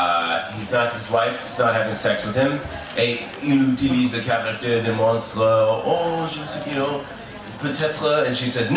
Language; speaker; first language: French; non-native, learner; English